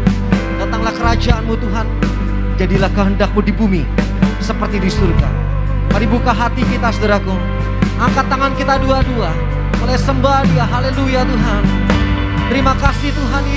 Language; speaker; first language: Indonesian; native; Indonesian